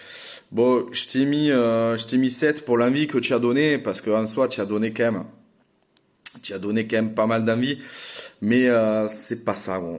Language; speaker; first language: French; native; French